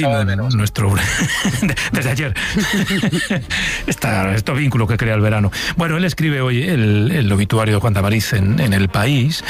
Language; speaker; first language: Spanish; native; Spanish